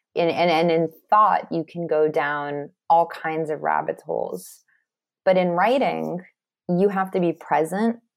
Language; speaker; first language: English; native; English